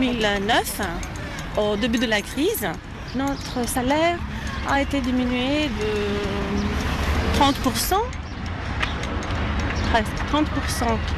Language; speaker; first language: French; non-native, fluent; Greek